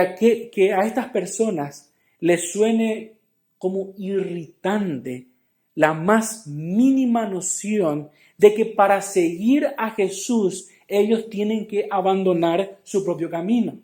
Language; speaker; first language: Spanish; native; Spanish